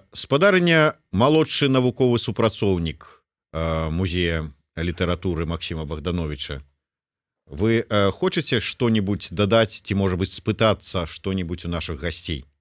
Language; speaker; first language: Belarusian; native; Belarusian